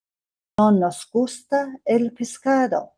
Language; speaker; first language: Spanish; non-native, fluent; Mongolian